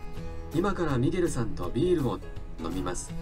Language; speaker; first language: Japanese; non-native, learner; Thai